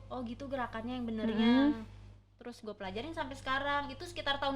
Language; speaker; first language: Indonesian; native; Indonesian